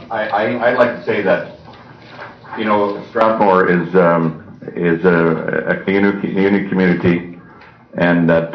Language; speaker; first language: English; native; English